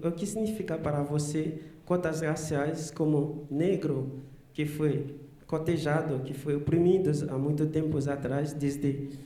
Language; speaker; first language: Portuguese; non-native, learner; Haitian Creole